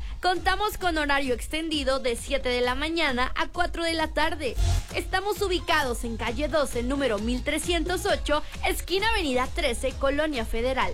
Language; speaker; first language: Spanish; native; Spanish